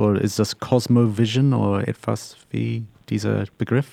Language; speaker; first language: German; non-native, learner; English